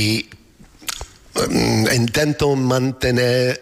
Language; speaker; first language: Spanish; non-native, learner; English